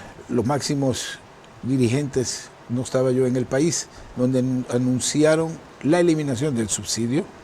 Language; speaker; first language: Spanish; native; Spanish